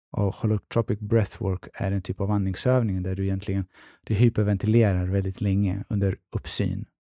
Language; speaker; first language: Swedish; early bilingual, other home language; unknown